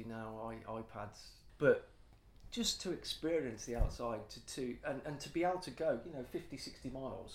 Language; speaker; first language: English; native; English